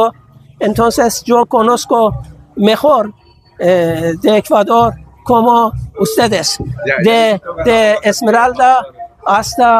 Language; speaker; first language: Spanish; non-native, fluent; Persian